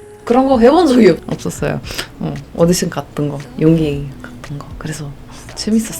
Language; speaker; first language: Korean; non-native, fluent; Portuguese